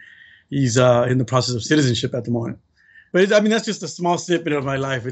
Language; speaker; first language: English; native; English